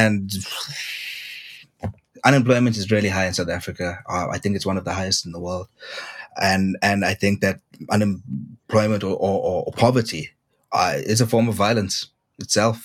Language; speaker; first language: English; native; English